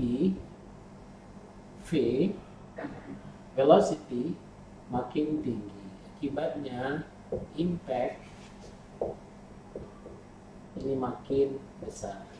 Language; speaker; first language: Indonesian; native; Indonesian